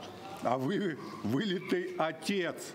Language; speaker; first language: Russian; native; Russian